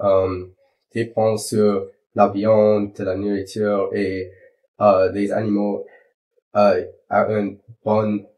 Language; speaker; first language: French; non-native, local second language; English